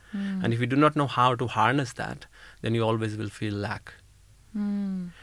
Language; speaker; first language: English; non-native, local second language; Hindi